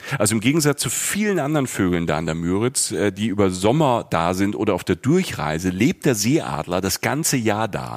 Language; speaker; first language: German; native; German